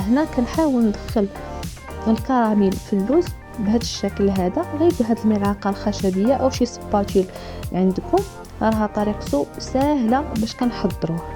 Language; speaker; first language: Arabic; native; Arabic